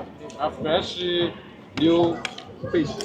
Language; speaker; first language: English; non-native, learner; Chinese